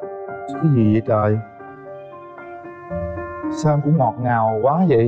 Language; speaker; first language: Vietnamese; native; Vietnamese